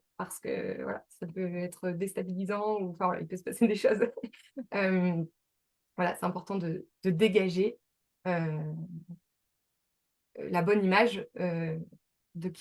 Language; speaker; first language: French; native; French